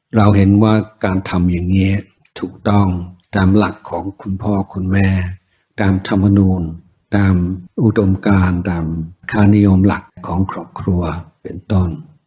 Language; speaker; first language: Thai; non-native, fluent; English